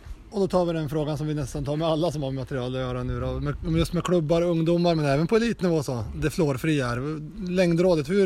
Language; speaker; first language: Swedish; native; Swedish